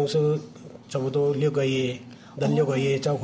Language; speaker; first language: Chinese; non-native, learner; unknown